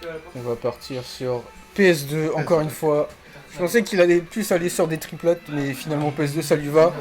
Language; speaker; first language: French; native; French